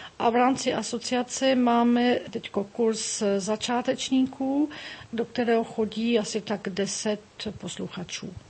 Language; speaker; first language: Czech; native; Czech